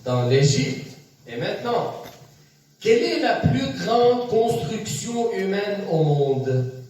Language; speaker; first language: French; non-native, local second language; Arabic